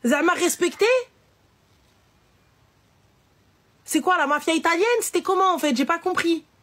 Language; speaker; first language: French; native; French